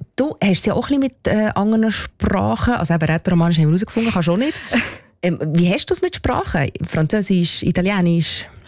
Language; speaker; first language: German; native; German